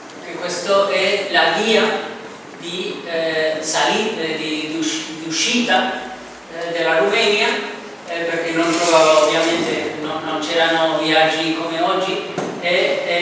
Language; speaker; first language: Italian; non-native, fluent; Spanish